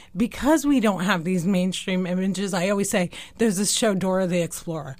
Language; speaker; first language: English; native; English